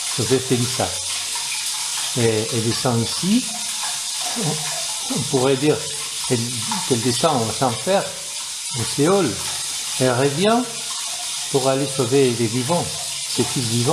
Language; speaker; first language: French; non-native, fluent; Spanish